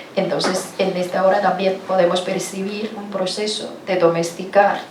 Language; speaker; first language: Spanish; non-native, fluent; Chinese